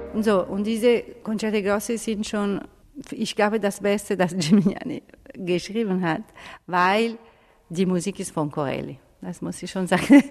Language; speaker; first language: German; non-native, fluent; Italian